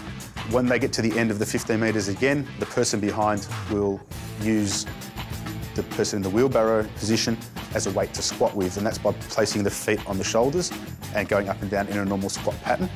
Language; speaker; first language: English; native; English